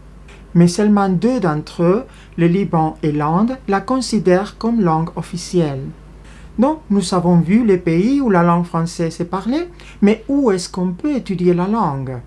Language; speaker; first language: French; non-native, fluent; Spanish